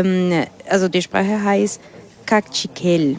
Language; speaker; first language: German; non-native, fluent; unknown